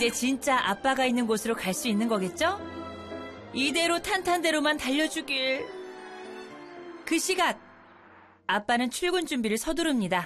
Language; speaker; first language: Korean; native; Korean